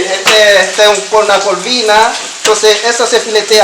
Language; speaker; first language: Spanish; non-native, learner; Haitian Creole